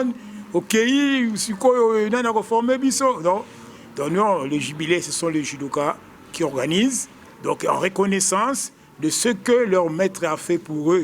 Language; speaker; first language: French; non-native, local second language; Lingala